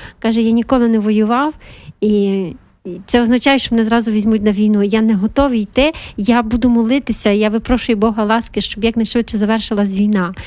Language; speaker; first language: Ukrainian; native; Ukrainian